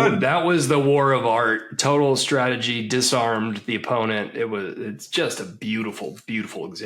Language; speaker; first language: English; native; English